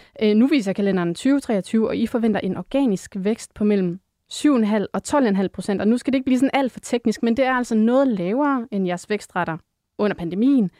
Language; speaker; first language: Danish; native; Danish